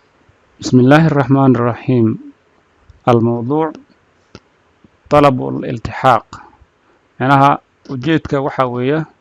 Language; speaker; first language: Arabic; non-native, fluent; Somali